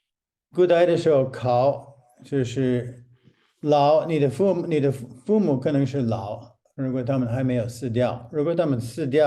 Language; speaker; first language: Chinese; non-native, fluent; English